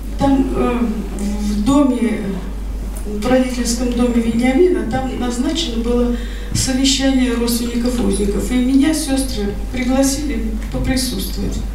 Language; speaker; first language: Russian; native; Russian